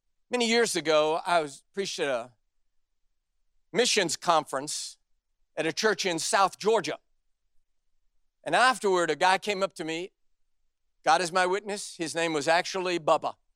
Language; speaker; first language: English; native; English